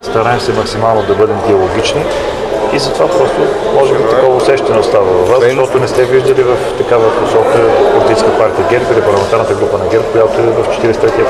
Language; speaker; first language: Bulgarian; native; Bulgarian